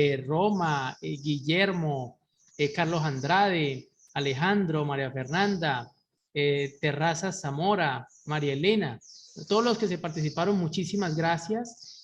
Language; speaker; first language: Spanish; native; Spanish